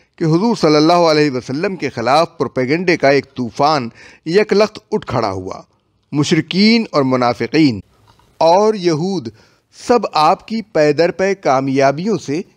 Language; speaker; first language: Urdu; native; Urdu